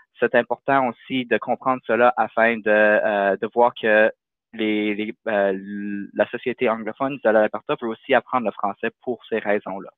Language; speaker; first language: French; native; French